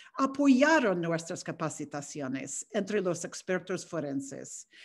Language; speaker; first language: Spanish; non-native, fluent; English